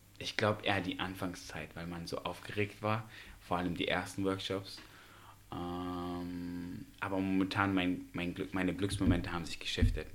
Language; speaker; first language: German; early bilingual, other home language; Russian